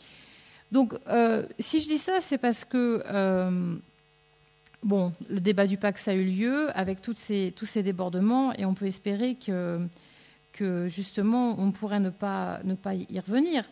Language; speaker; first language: French; native; French